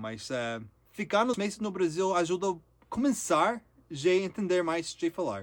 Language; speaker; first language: Portuguese; non-native, learner; English